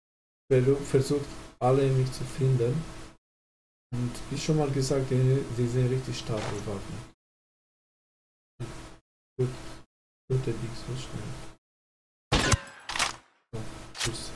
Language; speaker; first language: German; non-native, learner; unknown